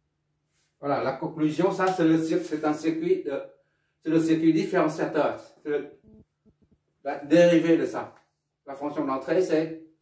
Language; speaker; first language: French; non-native, local second language; Arabic